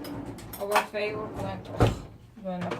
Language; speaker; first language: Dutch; non-native, learner; Arabic